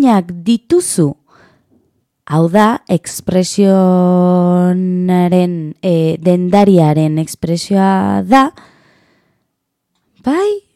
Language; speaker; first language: Basque; non-native, learner; Spanish